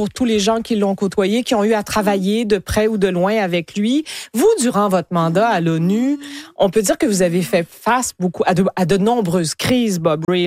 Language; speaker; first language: French; native; French